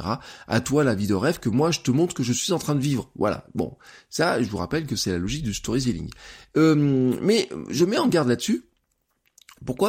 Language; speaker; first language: French; native; French